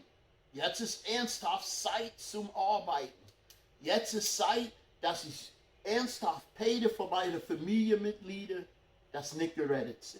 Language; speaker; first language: German; non-native, fluent; English